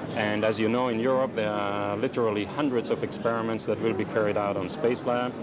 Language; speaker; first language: English; non-native, fluent; German